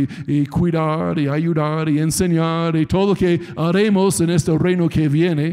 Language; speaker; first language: Spanish; non-native, fluent; English